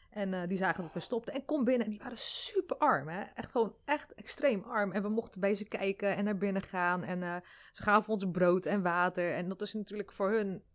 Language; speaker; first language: Dutch; early bilingual, other home language; Armenian